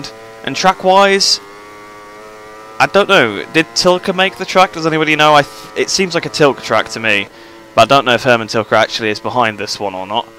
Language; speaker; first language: English; native; English